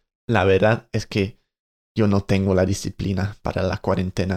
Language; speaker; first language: Spanish; non-native, fluent; English